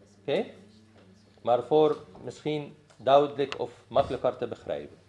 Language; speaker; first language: Dutch; non-native, fluent; Arabic